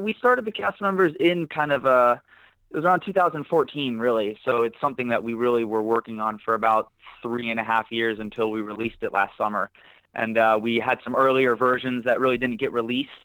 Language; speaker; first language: English; native; English